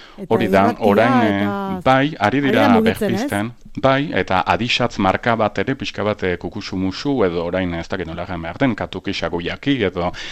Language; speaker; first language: Basque; native; Basque